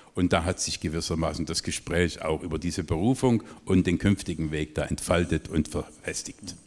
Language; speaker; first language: German; native; German